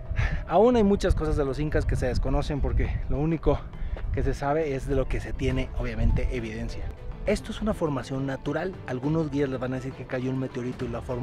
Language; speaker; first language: Spanish; native; Spanish